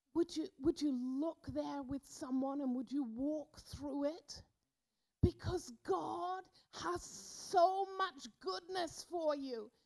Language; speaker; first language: English; native; English